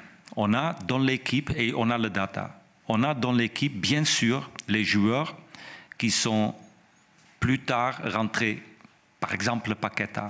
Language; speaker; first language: French; non-native, fluent; Dutch